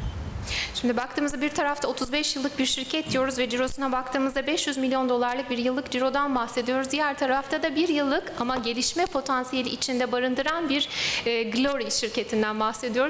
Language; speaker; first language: Turkish; native; Turkish